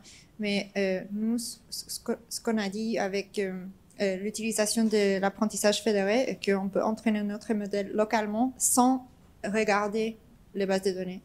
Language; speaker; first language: French; non-native, fluent; English